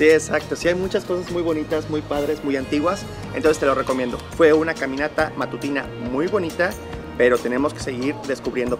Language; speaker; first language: Spanish; native; Spanish